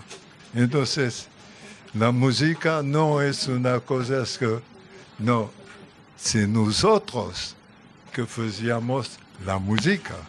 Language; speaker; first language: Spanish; non-native, learner; French